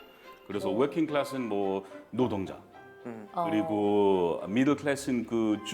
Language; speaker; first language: Korean; non-native, fluent; English